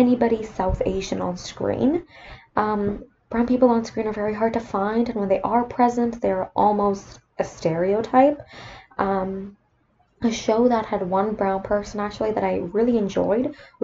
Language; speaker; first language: English; non-native, local second language; Sinhala